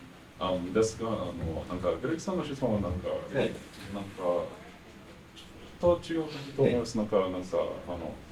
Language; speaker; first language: Japanese; non-native, fluent; English